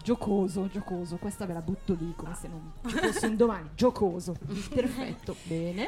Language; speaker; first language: Italian; native; Italian